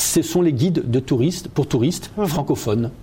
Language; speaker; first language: French; native; French